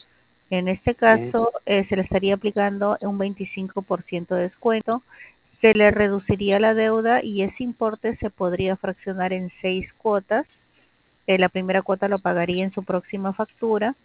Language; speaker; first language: Spanish; native; Spanish